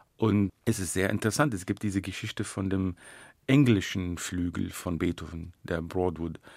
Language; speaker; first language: German; non-native, fluent; Arabic